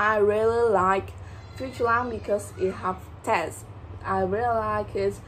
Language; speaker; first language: English; non-native, learner; Vietnamese